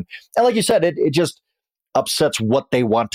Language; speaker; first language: English; native; English